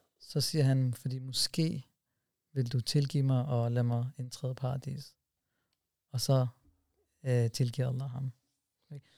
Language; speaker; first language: Danish; early bilingual, other home language; Urdu